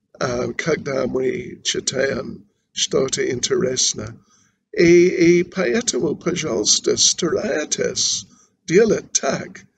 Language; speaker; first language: Russian; non-native, learner; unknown